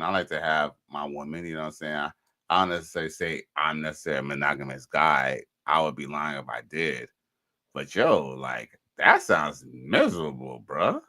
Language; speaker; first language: English; native; English